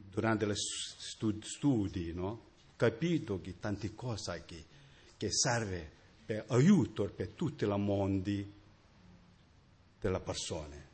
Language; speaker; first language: Italian; non-native, learner; Tibetan